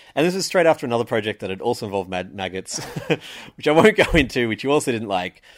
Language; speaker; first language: English; native; English